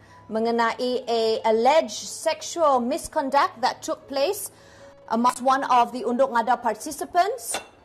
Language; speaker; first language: English; non-native, local second language; Malay